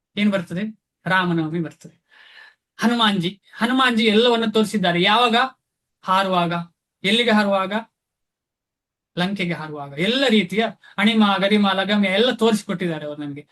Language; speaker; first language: Kannada; non-native, local second language; Tulu